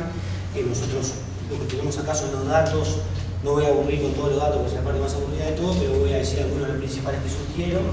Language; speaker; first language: Spanish; native; Spanish